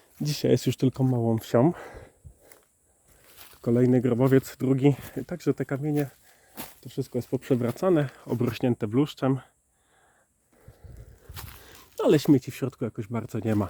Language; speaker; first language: Polish; native; Polish